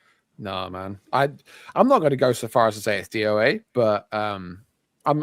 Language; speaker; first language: English; native; English